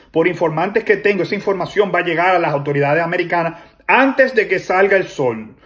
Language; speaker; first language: Spanish; native; Spanish